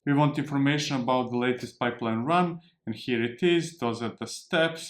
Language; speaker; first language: English; non-native, fluent; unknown